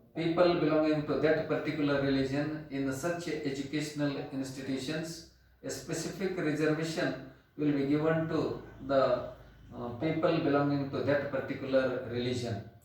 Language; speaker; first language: English; non-native, local second language; Kannada